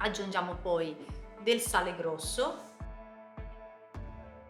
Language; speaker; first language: Italian; native; Italian